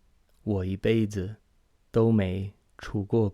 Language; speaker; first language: Chinese; non-native, fluent; English